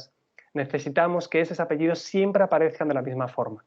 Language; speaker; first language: Spanish; native; Spanish